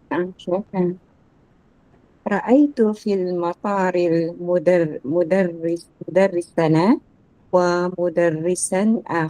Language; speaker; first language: Arabic; non-native, learner; Filipino